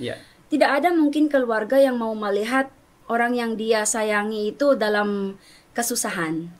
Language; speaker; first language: Indonesian; non-native, fluent; German